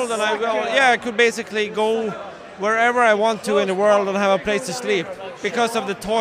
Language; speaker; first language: English; non-native, fluent; Swedish